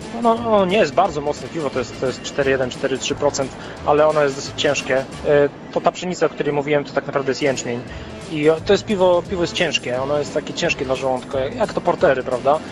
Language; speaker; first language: Polish; native; Polish